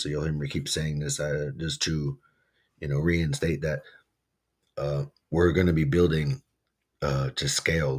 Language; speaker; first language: English; native; English